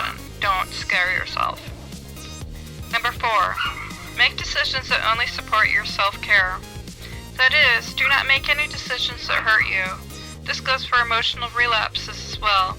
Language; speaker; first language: English; native; English